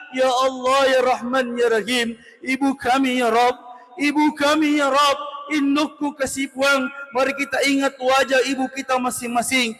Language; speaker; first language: Malay; non-native, local second language; Buginese